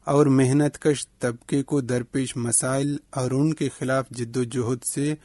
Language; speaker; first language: Urdu; non-native, local second language; Baluchi